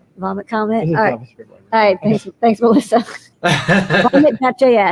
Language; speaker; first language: English; native; English